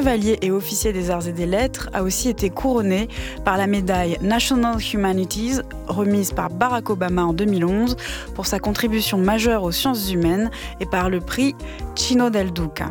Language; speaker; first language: French; native; French